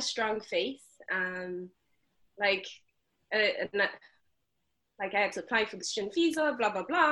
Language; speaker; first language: English; non-native, local second language; Xhosa